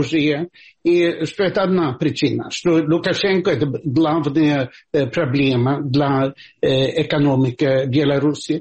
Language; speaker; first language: Russian; non-native, fluent; Swedish